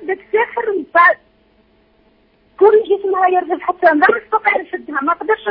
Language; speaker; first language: Arabic; native; Arabic